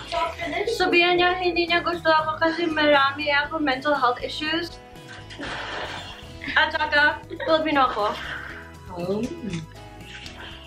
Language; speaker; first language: Filipino; early bilingual, heritage; English